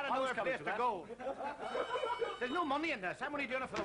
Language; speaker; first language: English; native; English